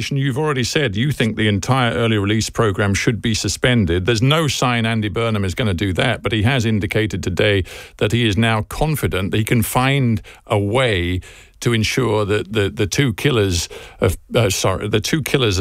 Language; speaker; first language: English; native; English